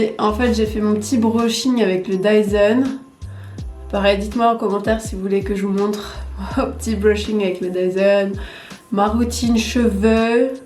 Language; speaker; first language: French; native; French